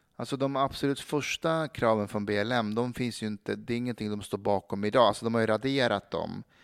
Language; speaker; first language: Swedish; early bilingual, other home language; Persian